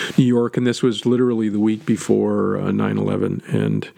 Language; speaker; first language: English; native; English